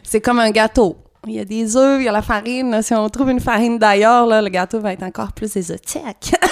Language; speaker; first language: French; non-native, fluent; Portuguese